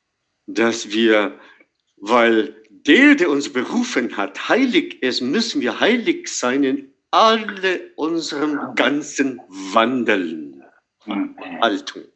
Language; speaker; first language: German; non-native, fluent; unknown